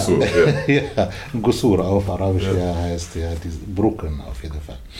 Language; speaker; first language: German; non-native, learner; Arabic